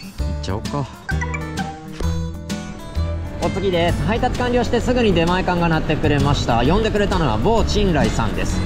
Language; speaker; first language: Japanese; native; Japanese